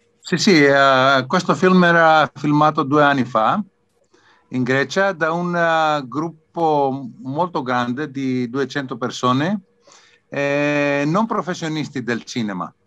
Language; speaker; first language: Italian; non-native, learner; Greek